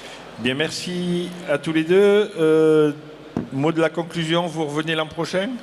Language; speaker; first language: French; native; French